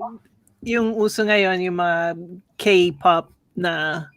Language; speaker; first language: Filipino; early bilingual, heritage; Swedish